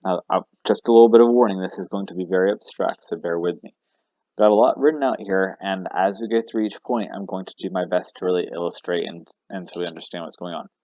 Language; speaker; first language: English; native; English